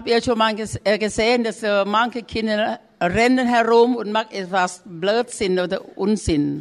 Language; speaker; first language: German; non-native, learner; Thai